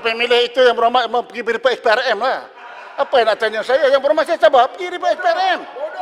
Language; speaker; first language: Malay; native; Malay